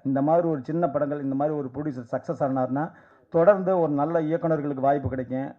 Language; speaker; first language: Tamil; native; Tamil